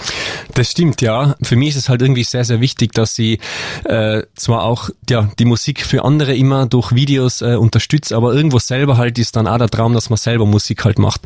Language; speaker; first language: German; native; German